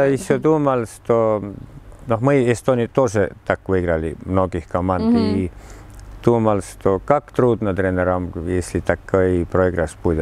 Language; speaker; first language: Russian; non-native, learner; Estonian